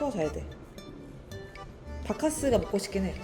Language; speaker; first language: Korean; native; Korean